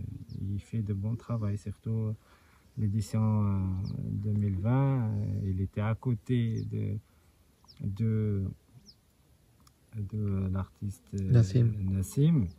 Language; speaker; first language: French; non-native, local second language; Arabic